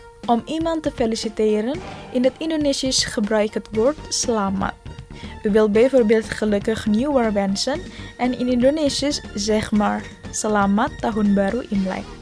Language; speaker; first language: Dutch; non-native, learner; Indonesian